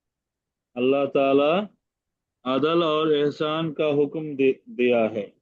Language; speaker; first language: Hindi; non-native, fluent; Bangla